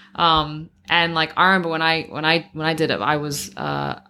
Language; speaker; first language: English; native; English